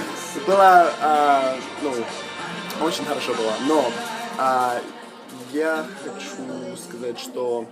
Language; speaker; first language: Russian; non-native, fluent; English